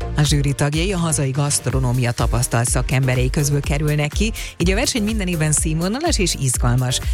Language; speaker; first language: Hungarian; native; Hungarian